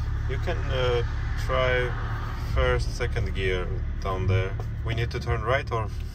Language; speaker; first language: English; non-native, fluent; Georgian